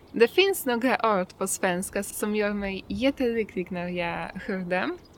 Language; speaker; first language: Swedish; non-native, learner; Polish